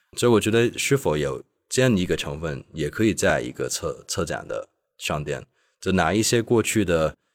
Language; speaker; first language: Chinese; non-native, local second language; Cantonese